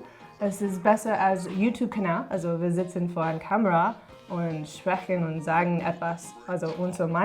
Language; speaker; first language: German; non-native, learner; English